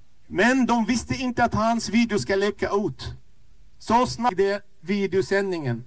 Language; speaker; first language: Swedish; non-native, fluent; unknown